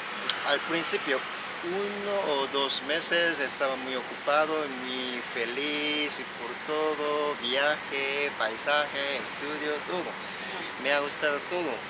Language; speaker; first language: Spanish; non-native, fluent; Korean